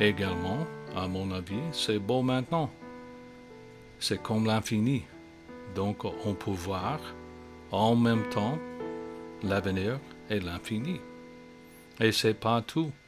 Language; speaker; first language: French; non-native, fluent; English